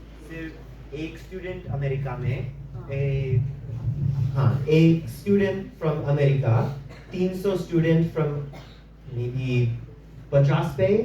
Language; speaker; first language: Hindi; early bilingual, heritage; English